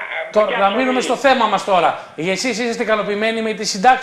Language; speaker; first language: Greek; native; Greek